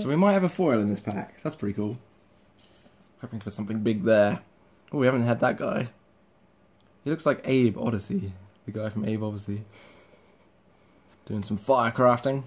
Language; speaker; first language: English; native; English